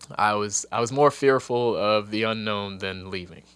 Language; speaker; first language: English; native; English